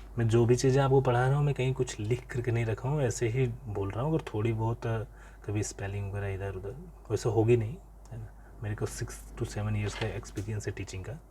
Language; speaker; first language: Hindi; native; Hindi